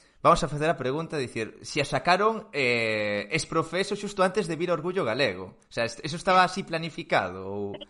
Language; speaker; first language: Galician; non-native, local second language; Spanish